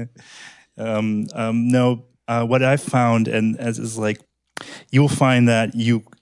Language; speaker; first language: English; early bilingual, other home language; German